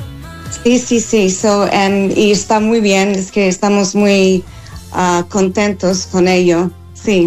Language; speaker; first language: Spanish; non-native, fluent; English